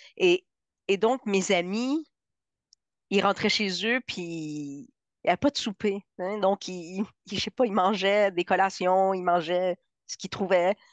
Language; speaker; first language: French; early bilingual, other home language; Spanish